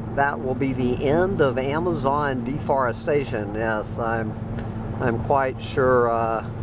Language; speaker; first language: English; native; English